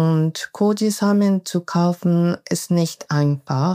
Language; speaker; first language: German; non-native, learner; Japanese